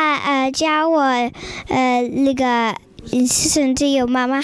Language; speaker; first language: Chinese; early bilingual, heritage; Chinese